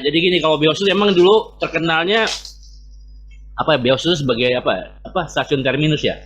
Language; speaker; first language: Indonesian; native; Indonesian